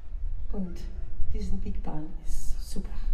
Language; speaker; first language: German; non-native, learner; Danish